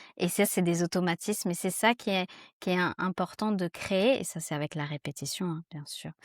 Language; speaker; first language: French; native; French